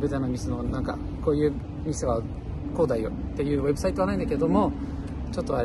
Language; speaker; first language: Japanese; non-native, fluent; Portuguese